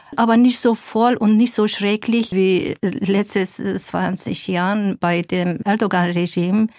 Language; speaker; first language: German; non-native, fluent; Kurdish